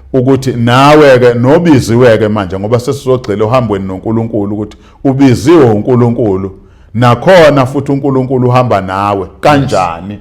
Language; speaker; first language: Zulu; native; Zulu